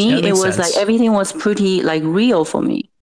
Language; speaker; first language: English; non-native, fluent; Chinese